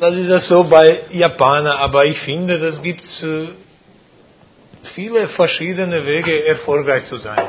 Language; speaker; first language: German; non-native, fluent; Croatian